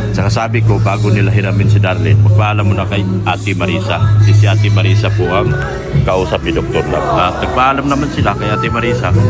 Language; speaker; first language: Filipino; non-native, local second language; Cebuano